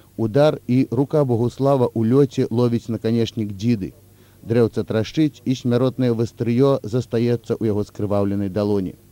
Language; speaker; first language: Belarusian; native; Belarusian